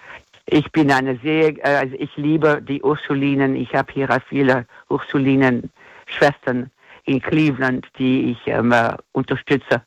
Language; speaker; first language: German; non-native, fluent; English